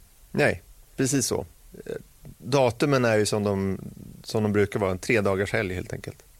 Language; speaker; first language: Swedish; native; Swedish